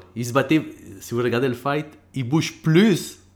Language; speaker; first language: French; early bilingual, other home language; Spanish